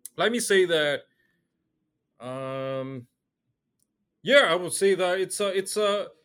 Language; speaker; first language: English; non-native, fluent; Chinese